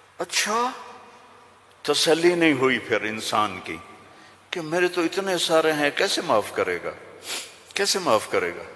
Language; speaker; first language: Urdu; non-native, local second language; Punjabi